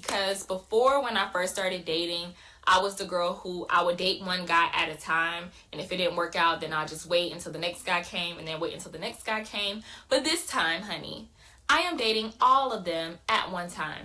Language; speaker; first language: English; native; English